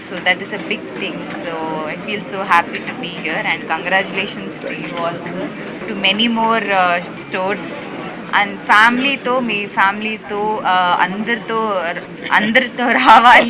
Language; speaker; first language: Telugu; non-native, learner; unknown